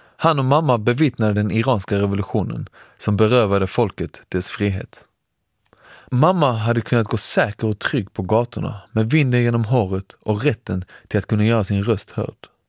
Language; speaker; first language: Swedish; early bilingual, other home language; Persian